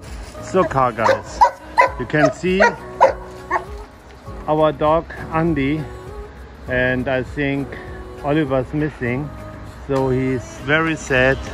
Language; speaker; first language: English; non-native, learner; German